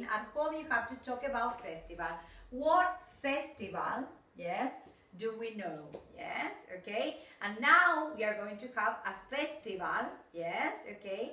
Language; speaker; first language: English; non-native, fluent; Spanish